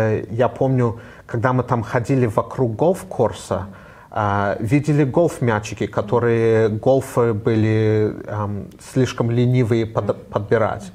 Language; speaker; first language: Russian; early bilingual, heritage; Russian